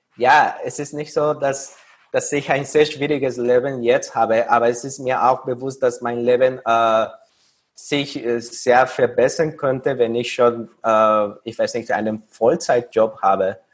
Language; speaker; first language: German; non-native, fluent; Spanish